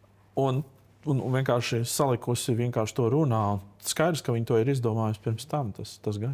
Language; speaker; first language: Latvian; native; Latvian